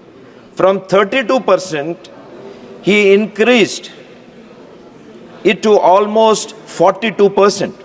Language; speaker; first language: English; non-native, local second language; Kannada